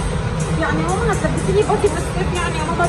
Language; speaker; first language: Arabic; native; Arabic